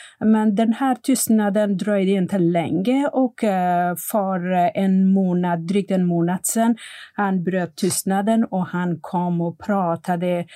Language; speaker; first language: Swedish; non-native, fluent; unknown